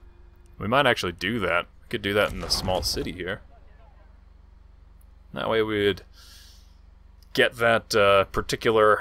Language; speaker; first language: English; native; English